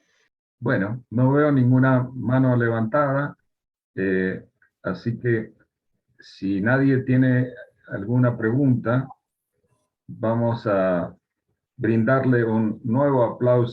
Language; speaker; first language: Spanish; native; Spanish